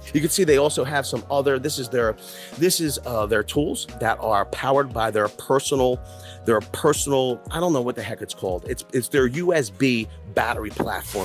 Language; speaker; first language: English; native; English